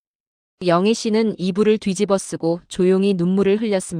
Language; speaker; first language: Korean; native; Korean